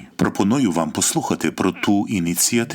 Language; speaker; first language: Ukrainian; early bilingual, heritage; English